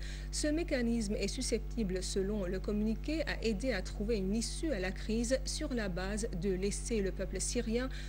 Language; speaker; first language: French; non-native, fluent; Arabic